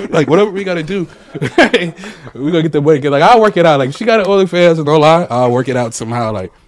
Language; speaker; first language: English; native; English